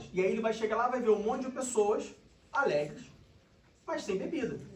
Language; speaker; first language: Portuguese; native; Portuguese